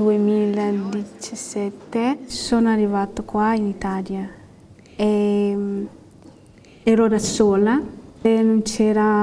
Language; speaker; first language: Italian; non-native, learner; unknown